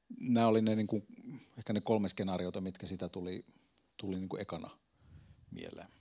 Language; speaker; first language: Finnish; native; Finnish